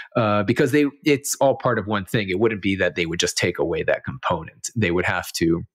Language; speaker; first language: English; native; English